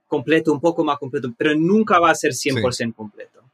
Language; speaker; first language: Spanish; early bilingual, heritage; Spanish